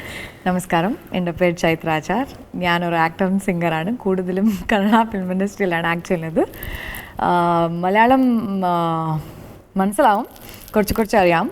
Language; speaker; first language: Malayalam; non-native, learner; Kannada